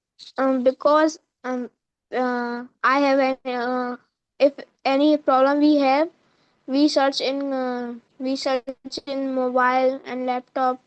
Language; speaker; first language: English; non-native, learner; Hindi